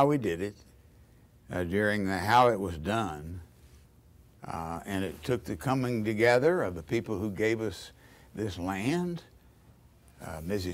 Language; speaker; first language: English; native; English